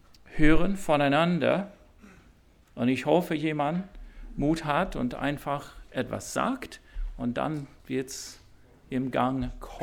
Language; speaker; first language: German; non-native, fluent; English